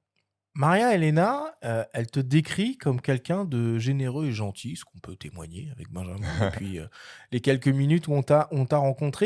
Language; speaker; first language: French; native; French